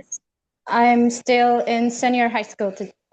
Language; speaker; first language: English; non-native, learner; Indonesian